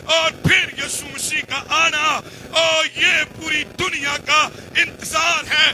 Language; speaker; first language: Urdu; non-native, local second language; Punjabi